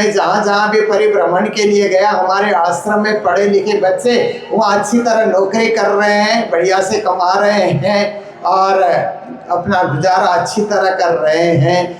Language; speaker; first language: Hindi; native; Hindi